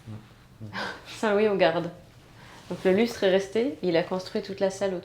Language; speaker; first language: French; native; French